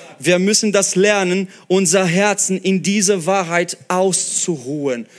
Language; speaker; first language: German; non-native, fluent; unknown